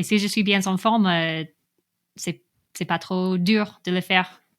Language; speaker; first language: French; non-native, fluent; English